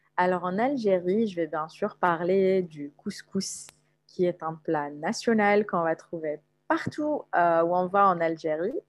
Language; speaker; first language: French; non-native, local second language; Arabic